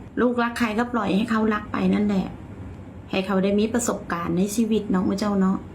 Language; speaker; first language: Thai; native; Thai